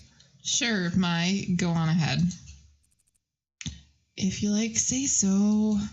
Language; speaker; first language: English; native; English